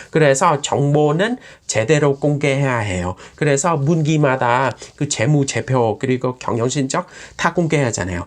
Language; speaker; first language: Korean; non-native, fluent; Vietnamese